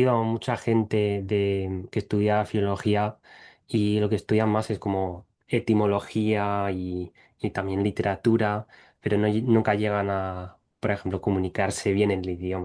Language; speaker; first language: Spanish; non-native, fluent; English